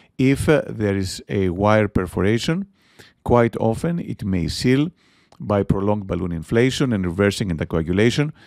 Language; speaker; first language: English; non-native, fluent; Greek